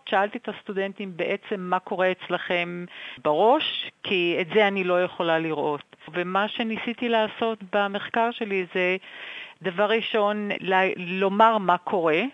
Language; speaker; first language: Hebrew; native; Hebrew